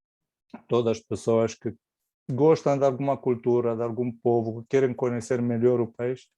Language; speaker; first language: Portuguese; non-native, fluent; Romanian